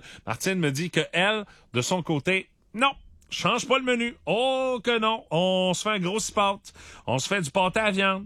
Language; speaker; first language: French; native; French